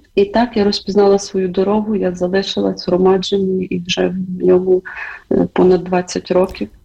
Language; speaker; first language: Ukrainian; native; Ukrainian